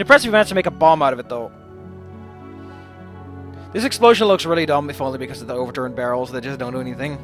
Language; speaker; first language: English; non-native, fluent; Dutch